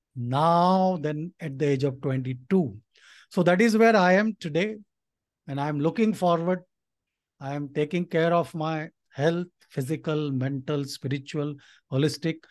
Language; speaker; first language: English; non-native, local second language; Nepali